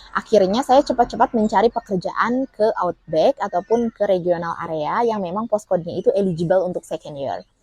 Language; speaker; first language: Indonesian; native; Indonesian